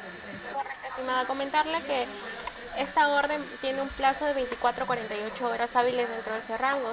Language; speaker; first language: Spanish; native; Spanish